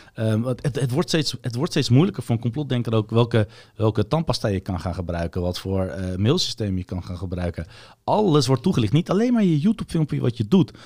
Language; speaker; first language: Dutch; early bilingual, other home language; Bosnian